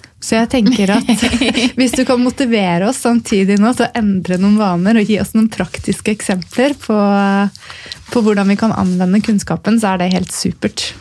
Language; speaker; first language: Norwegian; native; Norwegian